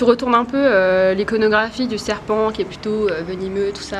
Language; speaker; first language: French; native; French